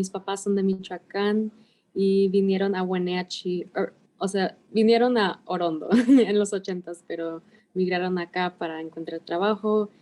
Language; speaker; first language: Spanish; early bilingual, heritage; Spanish